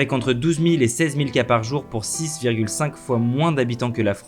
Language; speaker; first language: French; native; French